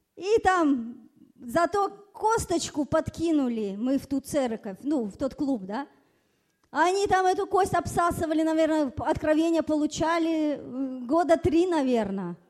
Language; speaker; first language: Russian; early bilingual, other home language; German